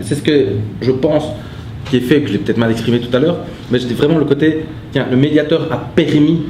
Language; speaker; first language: French; native; French